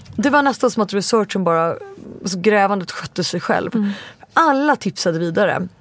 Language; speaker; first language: Swedish; native; Swedish